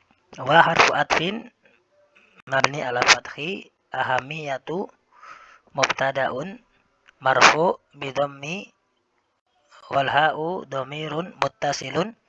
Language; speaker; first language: Arabic; non-native, fluent; Indonesian